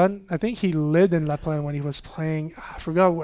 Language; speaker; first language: English; non-native, fluent; French